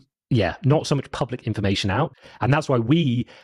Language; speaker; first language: English; native; English